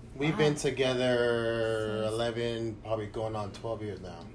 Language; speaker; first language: English; native; English